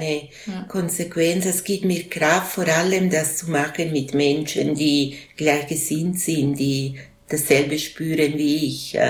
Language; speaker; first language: German; non-native, local second language; Italian